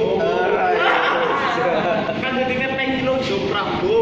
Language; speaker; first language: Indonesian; non-native, local second language; Javanese